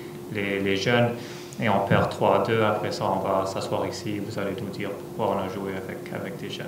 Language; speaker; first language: French; non-native, fluent; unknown